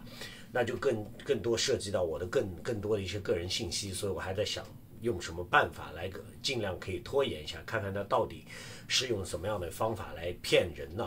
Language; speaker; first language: Chinese; native; Chinese